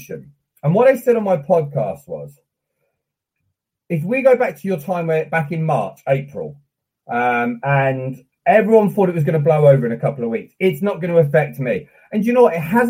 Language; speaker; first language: English; native; English